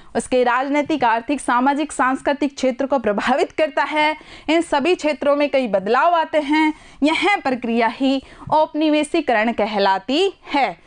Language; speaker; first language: Hindi; native; Hindi